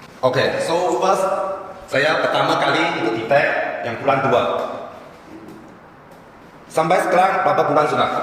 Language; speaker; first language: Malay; non-native, local second language; Chinese